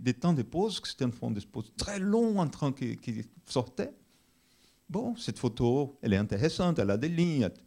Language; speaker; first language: French; non-native, fluent; Portuguese